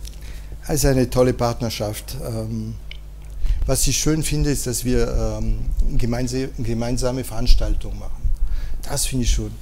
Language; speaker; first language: German; non-native, fluent; French